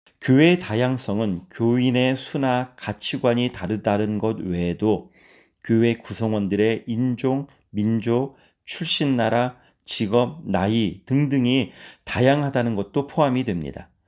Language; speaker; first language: Korean; native; Korean